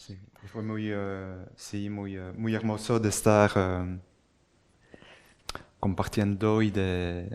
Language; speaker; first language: Spanish; non-native, fluent; French